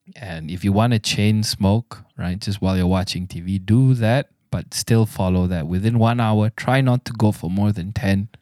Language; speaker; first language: English; non-native, local second language; Malay